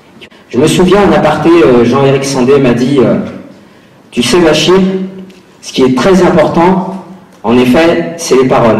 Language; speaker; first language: French; native; French